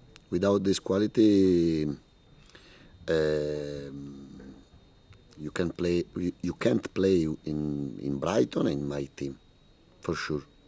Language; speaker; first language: English; non-native, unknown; Italian